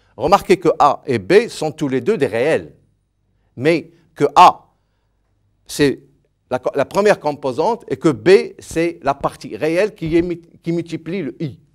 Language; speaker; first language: French; non-native, local second language; Arabic